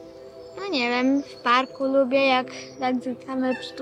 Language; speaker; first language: Polish; early bilingual, heritage; Polish